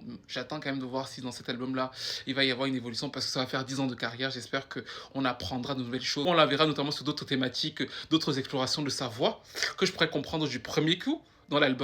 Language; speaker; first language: French; native; French